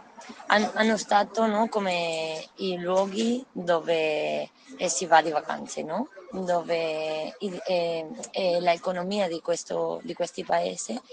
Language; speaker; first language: Italian; non-native, learner; Spanish